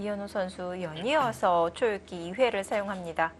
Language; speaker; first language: Korean; native; Korean